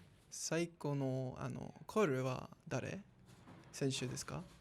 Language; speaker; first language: Japanese; non-native, learner; English